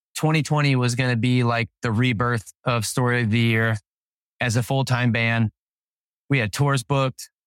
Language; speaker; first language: English; native; English